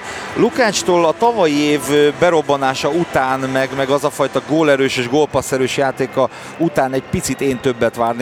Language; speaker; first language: Hungarian; native; Hungarian